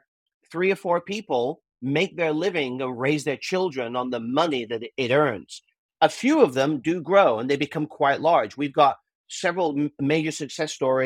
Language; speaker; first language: English; native; English